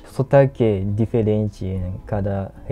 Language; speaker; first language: Portuguese; non-native, learner; Japanese